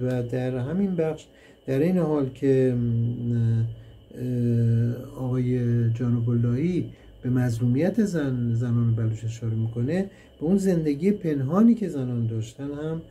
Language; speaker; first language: Persian; native; Persian